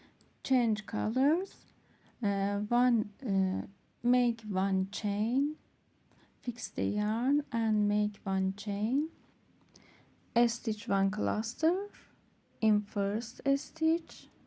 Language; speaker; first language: English; non-native, learner; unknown